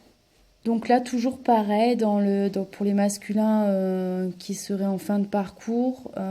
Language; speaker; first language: French; native; French